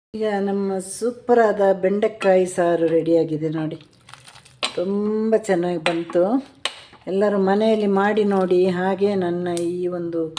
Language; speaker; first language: Kannada; non-native, local second language; Malayalam